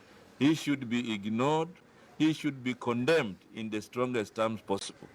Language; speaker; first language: English; non-native, local second language; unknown